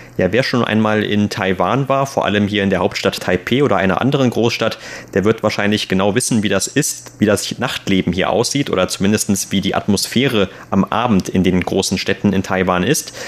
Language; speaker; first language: German; native; German